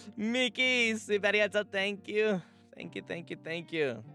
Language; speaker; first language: English; native; English